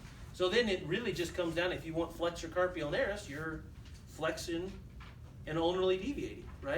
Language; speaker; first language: English; native; English